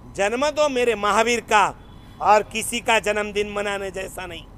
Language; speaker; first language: Hindi; non-native, local second language; Gujarati